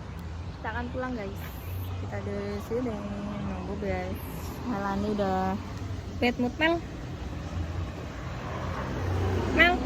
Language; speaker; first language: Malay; non-native, local second language; Javanese